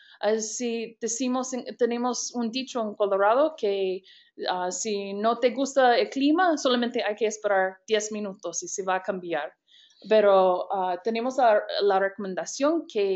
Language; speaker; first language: Spanish; non-native, fluent; English